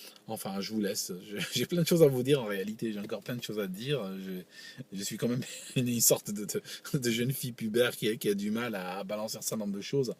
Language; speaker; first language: French; non-native, local second language; Arabic